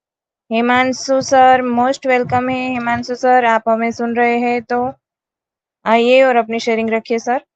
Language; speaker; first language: Hindi; native; Hindi